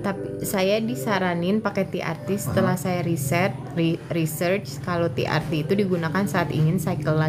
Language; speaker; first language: Indonesian; native; Indonesian